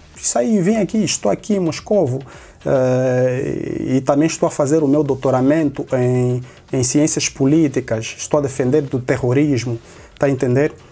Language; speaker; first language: Portuguese; native; Portuguese